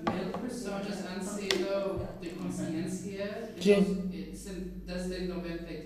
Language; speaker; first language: Spanish; non-native, learner; English